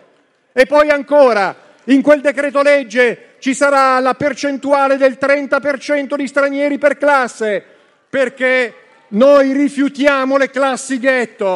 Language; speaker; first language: Italian; native; Italian